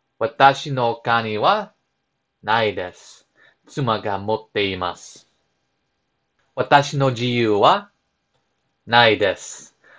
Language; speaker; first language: Japanese; non-native, learner; English